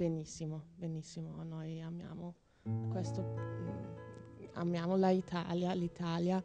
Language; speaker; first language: Italian; non-native, learner; German